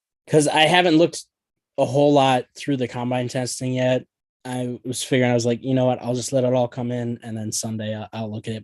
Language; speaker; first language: English; native; English